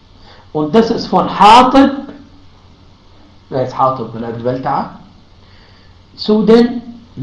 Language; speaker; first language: German; non-native, fluent; Arabic